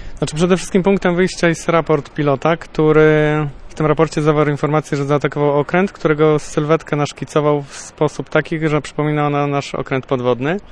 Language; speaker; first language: Polish; native; Polish